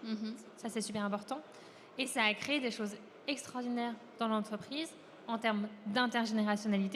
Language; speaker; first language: French; native; French